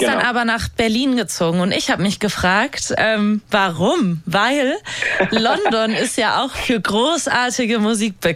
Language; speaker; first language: German; native; German